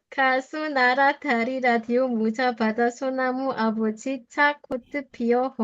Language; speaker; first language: Korean; non-native, learner; Indonesian